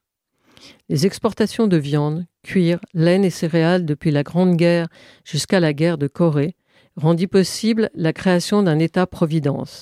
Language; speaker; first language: French; native; French